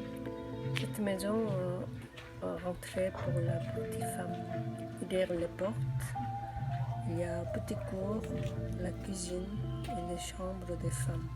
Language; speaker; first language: French; non-native, learner; Korean